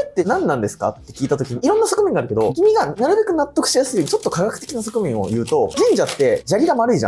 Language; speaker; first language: Japanese; native; Japanese